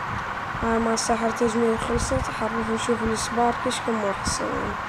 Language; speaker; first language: Arabic; native; Arabic